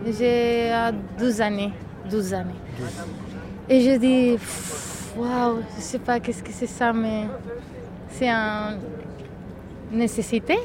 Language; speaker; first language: French; non-native, learner; Catalan